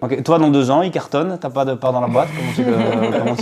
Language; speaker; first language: French; native; French